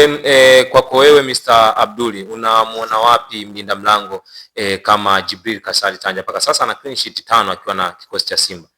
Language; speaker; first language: Swahili; native; Swahili